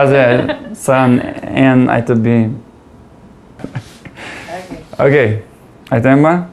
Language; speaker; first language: Kazakh; non-native, learner; English